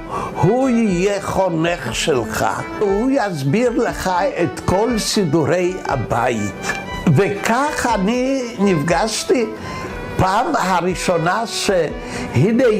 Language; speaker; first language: Hebrew; non-native, fluent; Polish